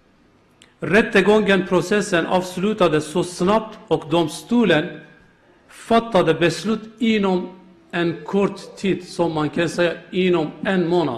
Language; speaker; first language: Swedish; non-native, learner; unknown